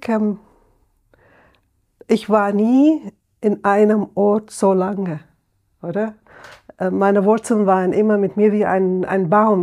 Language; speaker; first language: German; non-native, fluent; Arabic